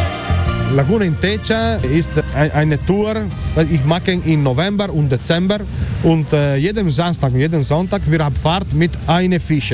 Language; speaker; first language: German; non-native, learner; Italian